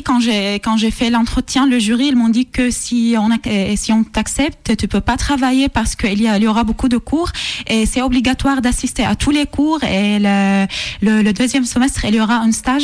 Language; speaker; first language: French; non-native, learner; Arabic